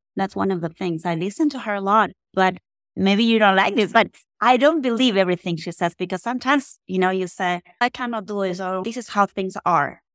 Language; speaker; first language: English; non-native, fluent; Spanish